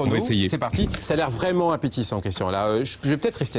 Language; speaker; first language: French; native; French